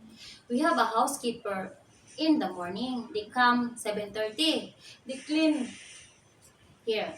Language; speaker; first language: English; non-native, local second language; Cebuano